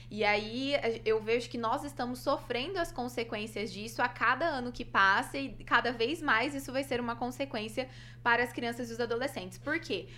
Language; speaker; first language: Portuguese; native; Portuguese